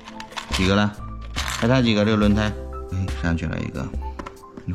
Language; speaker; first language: Chinese; native; Chinese